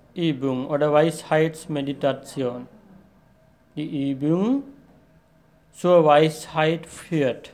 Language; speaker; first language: German; non-native, fluent; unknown